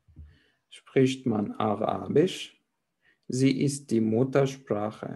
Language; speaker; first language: German; non-native, fluent; Arabic